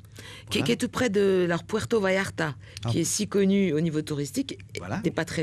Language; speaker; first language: French; native; French